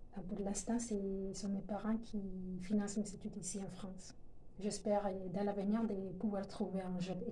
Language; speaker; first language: French; non-native, fluent; Spanish